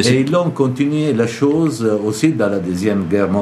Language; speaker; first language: French; non-native, fluent; Italian